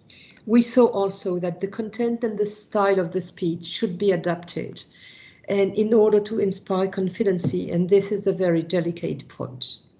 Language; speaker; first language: English; non-native, fluent; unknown